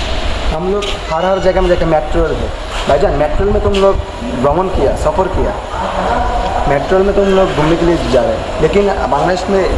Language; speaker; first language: Hindi; non-native, learner; Bangla